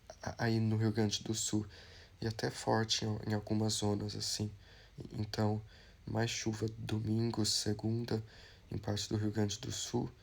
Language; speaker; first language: Portuguese; non-native, learner; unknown